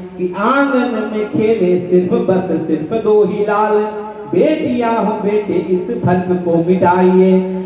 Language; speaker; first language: Hindi; native; Hindi